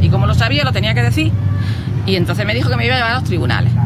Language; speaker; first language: Spanish; native; Spanish